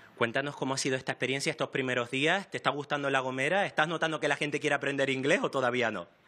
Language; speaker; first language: Spanish; native; Spanish